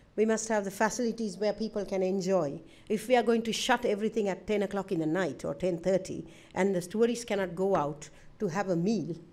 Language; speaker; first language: English; non-native, local second language; Sinhala